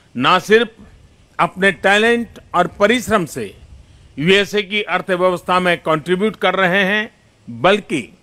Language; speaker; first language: Hindi; non-native, local second language; Gujarati